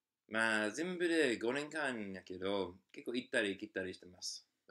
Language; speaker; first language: Japanese; non-native, fluent; English